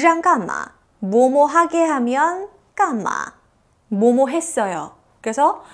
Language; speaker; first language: Korean; native; Korean